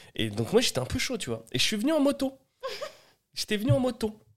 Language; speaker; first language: French; early bilingual, other home language; Portuguese